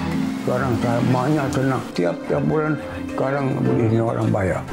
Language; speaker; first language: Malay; non-native, local second language; Tamil